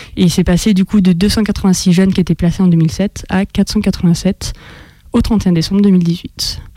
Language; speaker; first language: French; native; French